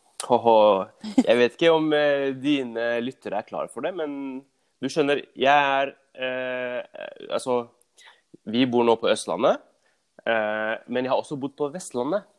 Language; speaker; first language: Norwegian; early bilingual, other home language; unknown